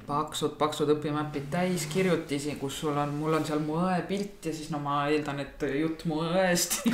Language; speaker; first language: Estonian; native; Estonian